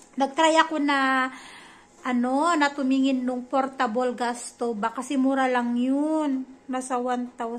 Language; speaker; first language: Filipino; native; Filipino